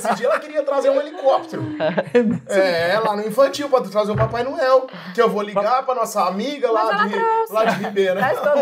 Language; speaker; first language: Portuguese; native; Portuguese